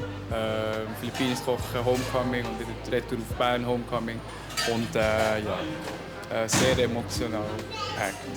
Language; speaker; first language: German; early bilingual, other home language; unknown